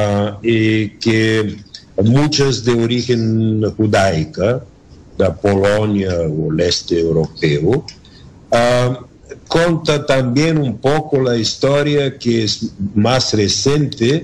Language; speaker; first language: Spanish; non-native, learner; Bulgarian